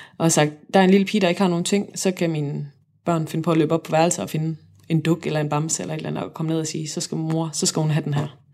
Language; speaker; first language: Danish; native; Danish